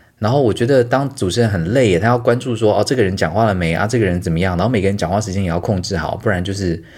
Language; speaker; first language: Chinese; native; Chinese